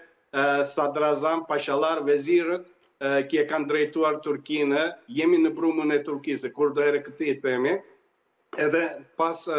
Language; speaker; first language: Albanian; early bilingual, heritage; Albanian